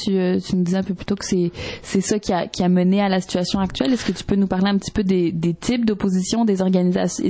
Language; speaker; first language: French; native; French